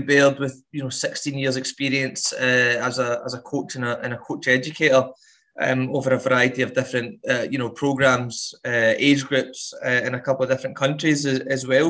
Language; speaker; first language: English; native; English